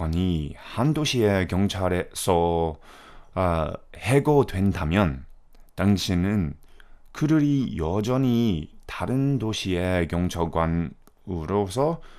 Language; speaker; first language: Korean; non-native, fluent; English